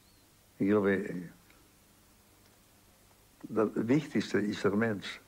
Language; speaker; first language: German; non-native, local second language; Italian